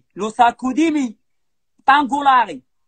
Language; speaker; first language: Italian; non-native, learner; Arabic